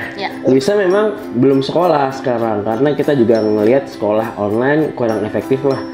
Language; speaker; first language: Indonesian; native; Indonesian